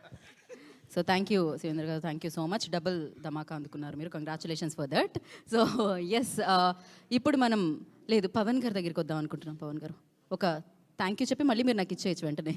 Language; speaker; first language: Telugu; native; Telugu